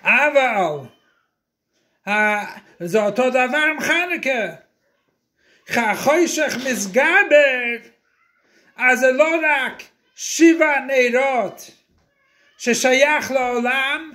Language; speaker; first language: Hebrew; non-native, fluent; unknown